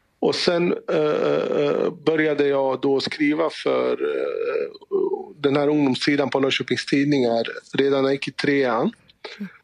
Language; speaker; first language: Swedish; early bilingual, other home language; Bosnian